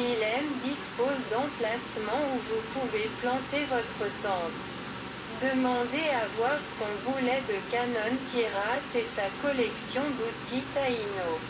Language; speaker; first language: French; non-native, local second language; Haitian Creole